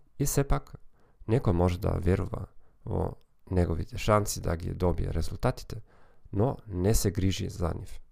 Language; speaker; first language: Macedonian; non-native, learner; German